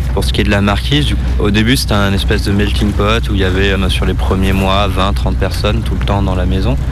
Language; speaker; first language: French; native; French